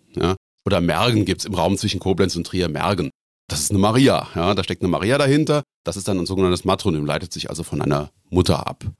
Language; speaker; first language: German; native; German